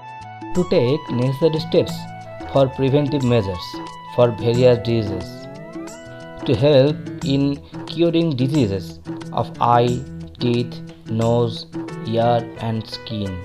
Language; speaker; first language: English; non-native, local second language; Bangla